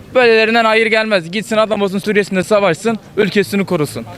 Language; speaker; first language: Turkish; non-native, fluent; Arabic